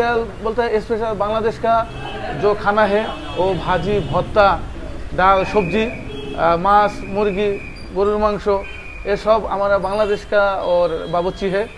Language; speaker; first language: Hindi; non-native, local second language; Bangla